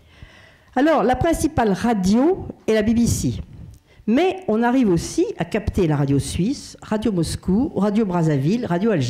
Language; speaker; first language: French; native; French